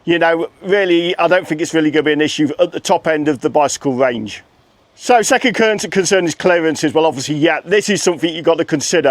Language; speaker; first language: English; native; English